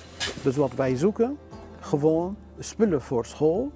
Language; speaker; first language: Dutch; non-native, learner; Arabic